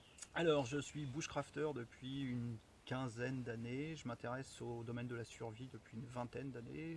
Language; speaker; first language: French; native; French